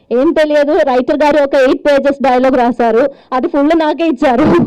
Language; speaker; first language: Telugu; non-native, learner; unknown